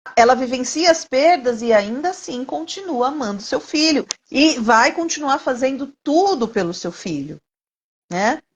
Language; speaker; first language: Portuguese; native; Portuguese